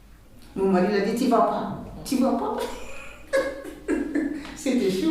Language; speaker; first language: French; non-native, learner; Bambara